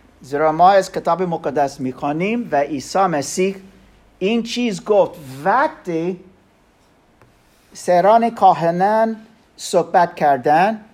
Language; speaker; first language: Persian; non-native, learner; German